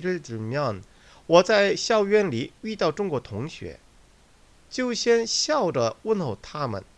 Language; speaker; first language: Chinese; non-native, fluent; Korean